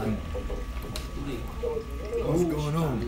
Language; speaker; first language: English; non-native, fluent; Korean